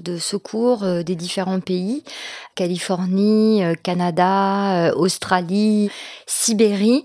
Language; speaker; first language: French; native; French